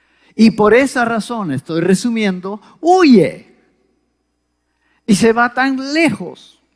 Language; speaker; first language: Spanish; native; Spanish